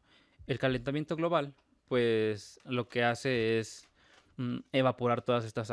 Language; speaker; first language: Spanish; native; Spanish